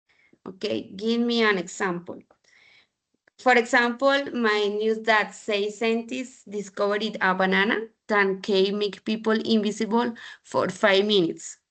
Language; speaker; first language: English; non-native, learner; Spanish